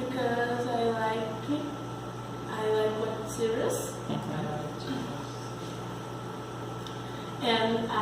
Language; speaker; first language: English; non-native, learner; Portuguese